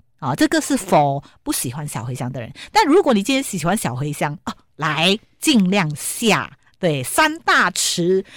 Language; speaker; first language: Chinese; native; Chinese